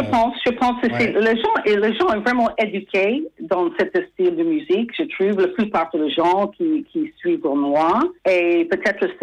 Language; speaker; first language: French; non-native, fluent; English